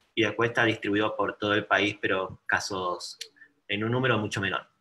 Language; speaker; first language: Spanish; native; Spanish